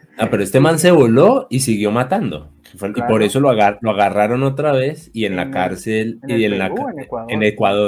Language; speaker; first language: Spanish; native; Spanish